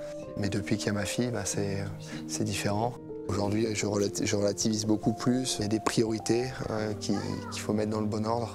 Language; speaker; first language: French; native; French